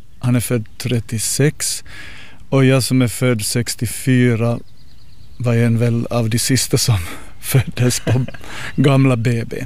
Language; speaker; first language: Swedish; native; Swedish